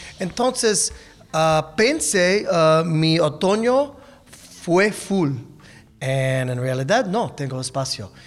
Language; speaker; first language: Spanish; non-native, learner; English